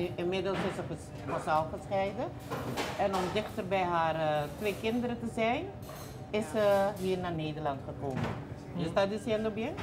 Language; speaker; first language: Dutch; non-native, local second language; Papiamento